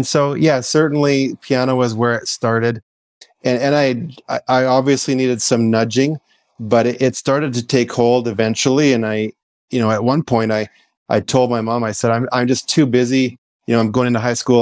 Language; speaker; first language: English; native; English